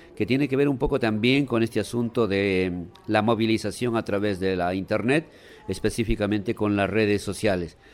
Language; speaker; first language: Spanish; native; Spanish